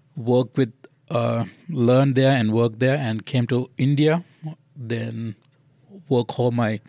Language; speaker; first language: English; non-native, local second language; Sinhala